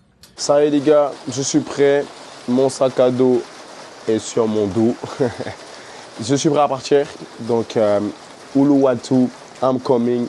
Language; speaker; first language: French; native; French